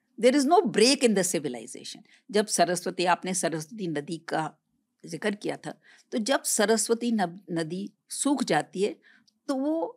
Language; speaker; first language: Hindi; native; Hindi